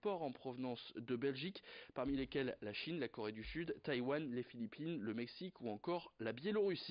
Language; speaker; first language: French; native; French